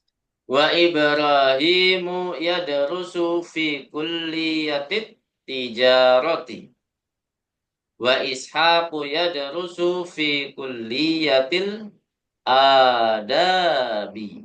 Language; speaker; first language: Arabic; non-native, fluent; Indonesian